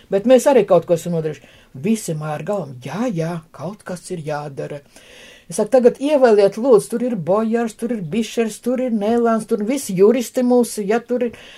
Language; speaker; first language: Latvian; non-native, local second language; Russian